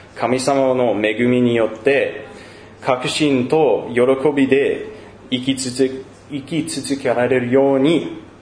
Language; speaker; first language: Japanese; non-native, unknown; English